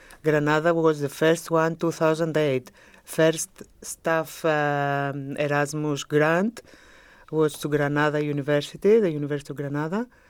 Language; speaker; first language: English; non-native, fluent; Greek